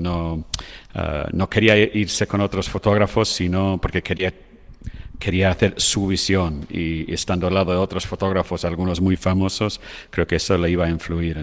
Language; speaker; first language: Spanish; non-native, fluent; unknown